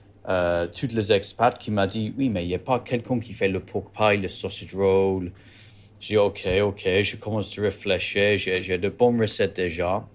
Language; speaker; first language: French; non-native, learner; English